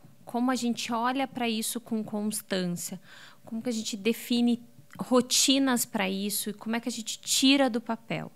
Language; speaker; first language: Portuguese; native; Portuguese